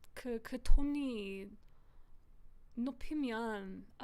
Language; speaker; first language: Korean; non-native, learner; English